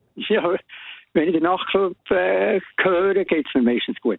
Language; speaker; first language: German; native; German